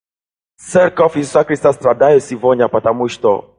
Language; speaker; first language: Russian; non-native, fluent; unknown